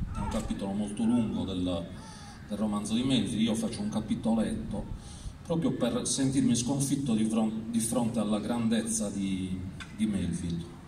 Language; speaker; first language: Italian; native; Italian